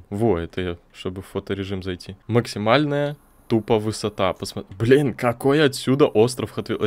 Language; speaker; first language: Russian; native; Russian